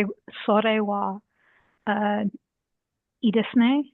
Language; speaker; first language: Japanese; non-native, learner; English